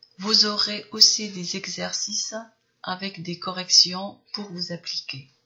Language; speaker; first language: French; non-native, local second language; Arabic